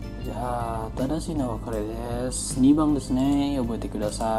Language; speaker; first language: Japanese; non-native, fluent; Indonesian